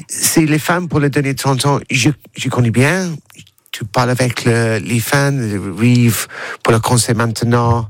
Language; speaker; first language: French; non-native, learner; English